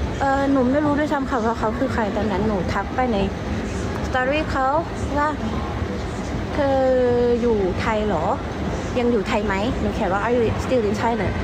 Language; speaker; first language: Thai; early bilingual, heritage; Thai